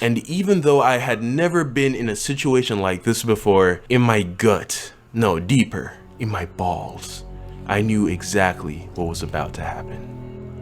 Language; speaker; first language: English; native; English